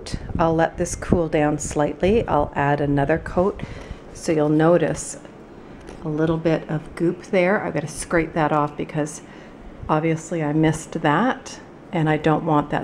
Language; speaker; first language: English; native; English